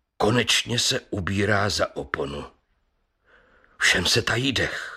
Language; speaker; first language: Czech; native; Czech